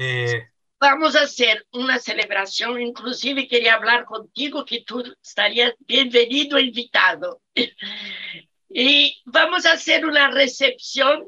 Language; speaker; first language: Spanish; non-native, fluent; Portuguese